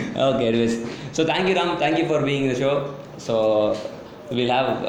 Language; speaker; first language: English; non-native, local second language; Tamil